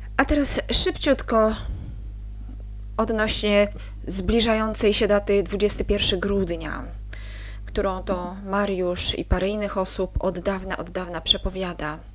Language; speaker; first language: Polish; native; Polish